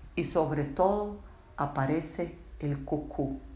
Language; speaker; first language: Spanish; non-native, fluent; Russian